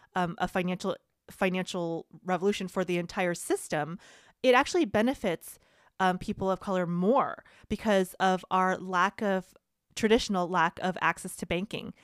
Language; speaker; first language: English; early bilingual, other home language; Vietnamese